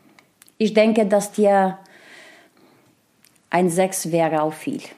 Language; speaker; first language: German; non-native, learner; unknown